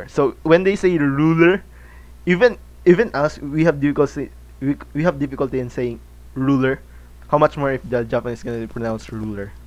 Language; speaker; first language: English; non-native, local second language; Cebuano